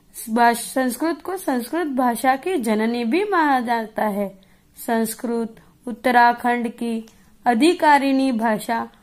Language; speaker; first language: Hindi; non-native, local second language; Gujarati